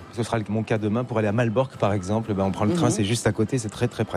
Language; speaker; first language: French; native; French